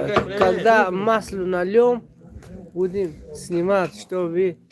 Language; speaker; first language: Russian; non-native, local second language; Tajik